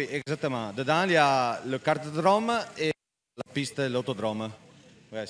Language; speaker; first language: French; non-native, learner; Italian